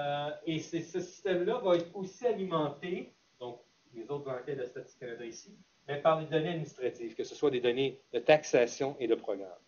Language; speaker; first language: French; native; French